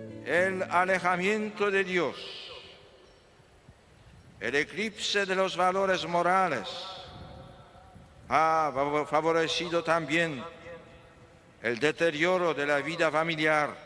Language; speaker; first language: Spanish; non-native, fluent; Polish